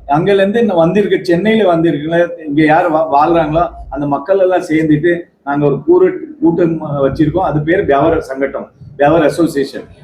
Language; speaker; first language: Tamil; non-native, local second language; Marwari